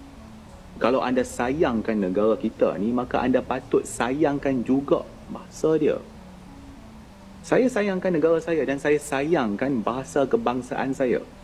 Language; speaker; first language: Malay; native; Malay